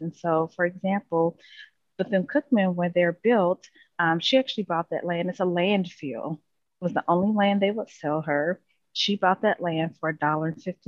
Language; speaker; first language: English; native; English